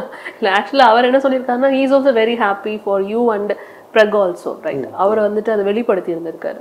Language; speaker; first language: Tamil; native; Tamil